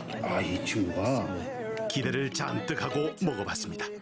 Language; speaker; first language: Korean; native; Korean